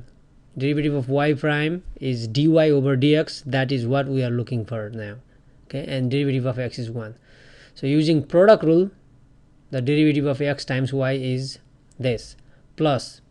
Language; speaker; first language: English; non-native, fluent; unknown